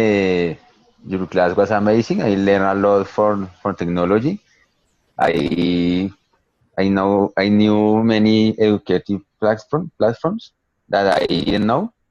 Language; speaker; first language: English; non-native, learner; Spanish